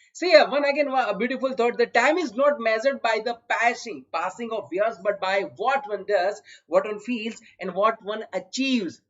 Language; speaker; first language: English; non-native, local second language; Gujarati